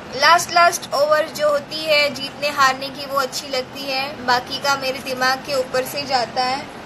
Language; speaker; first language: Hindi; non-native, local second language; Gujarati